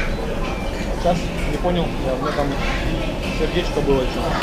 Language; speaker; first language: Russian; native; Russian